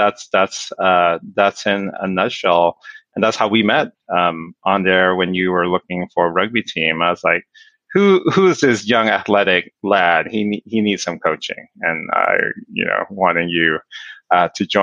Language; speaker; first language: English; native; English